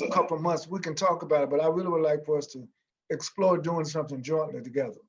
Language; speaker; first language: English; native; English